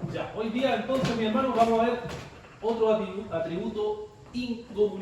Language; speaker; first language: Spanish; native; Spanish